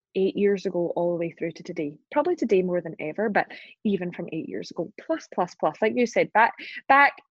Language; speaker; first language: English; native; English